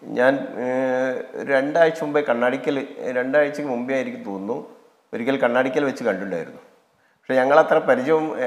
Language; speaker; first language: Malayalam; native; Malayalam